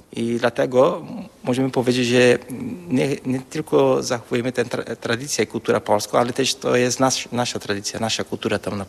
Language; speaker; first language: Polish; early bilingual, heritage; Polish